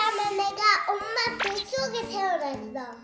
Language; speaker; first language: Korean; early bilingual, heritage; Korean